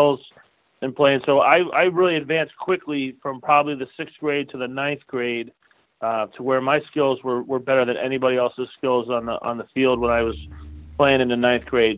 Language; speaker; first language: English; native; English